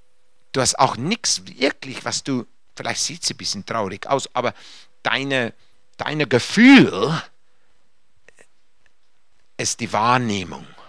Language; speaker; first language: German; non-native, fluent; English